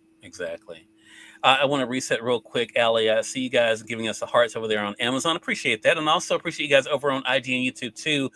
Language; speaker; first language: English; native; English